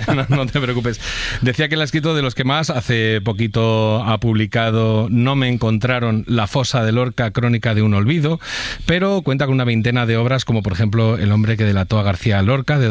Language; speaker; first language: Spanish; native; Spanish